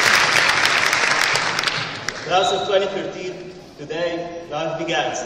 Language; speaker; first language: English; non-native, fluent; Arabic